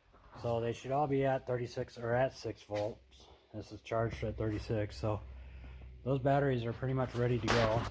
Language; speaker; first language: English; native; English